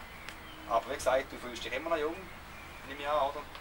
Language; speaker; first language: German; native; German